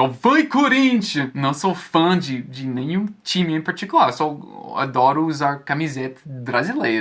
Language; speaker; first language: Portuguese; non-native, fluent; English